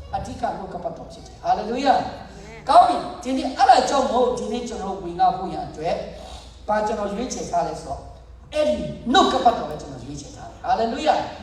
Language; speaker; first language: Burmese; non-native, local second language; Tedim Chin